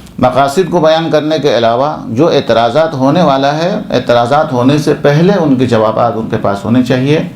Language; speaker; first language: Urdu; non-native, local second language; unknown